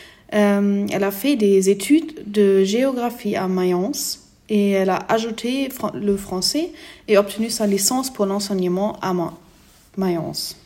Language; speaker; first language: French; non-native, fluent; German